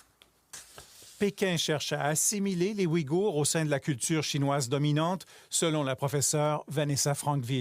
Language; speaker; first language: French; native; French